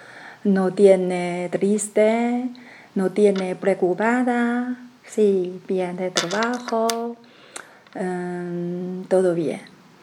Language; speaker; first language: Spanish; non-native, learner; Chinese